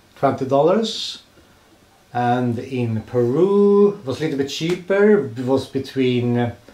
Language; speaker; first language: English; non-native, fluent; Swedish